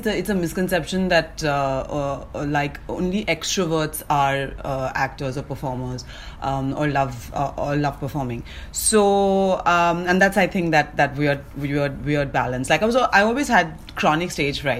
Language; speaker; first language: English; non-native, local second language; Malayalam